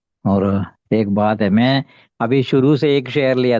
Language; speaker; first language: Hindi; non-native, local second language; Malayalam